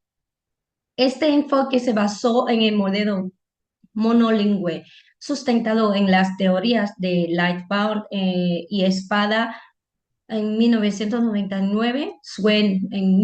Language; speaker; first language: Spanish; non-native, fluent; Vietnamese